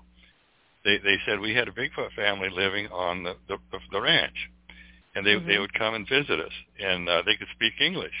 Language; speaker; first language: English; native; English